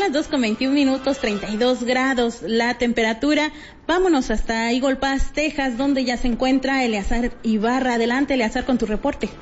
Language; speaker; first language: Spanish; native; Spanish